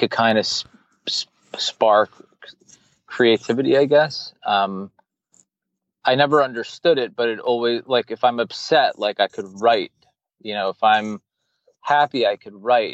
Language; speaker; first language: English; native; English